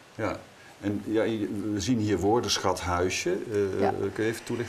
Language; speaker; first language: Dutch; native; Dutch